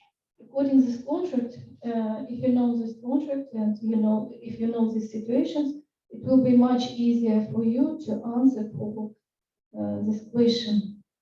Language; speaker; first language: English; non-native, fluent; Russian